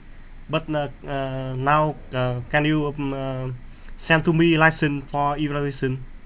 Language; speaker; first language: English; non-native, learner; Vietnamese